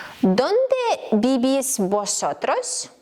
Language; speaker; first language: Spanish; non-native, learner; Ukrainian